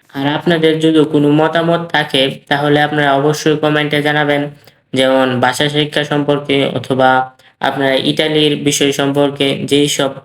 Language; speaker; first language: Bangla; native; Bangla